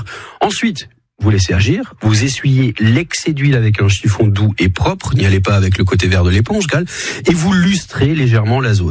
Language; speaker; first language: French; native; French